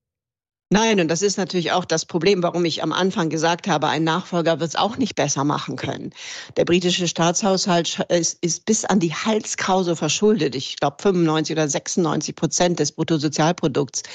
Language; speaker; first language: German; native; German